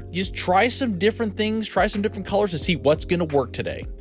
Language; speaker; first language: English; native; English